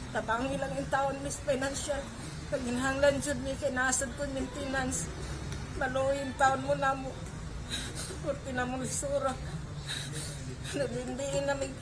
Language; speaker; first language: Cebuano; native; Cebuano